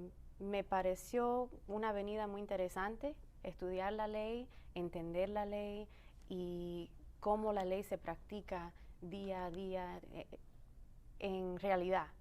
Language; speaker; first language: Spanish; early bilingual, other home language; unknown